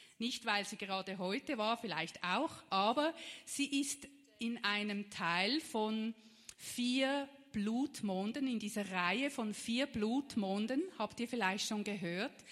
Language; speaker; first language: German; native; German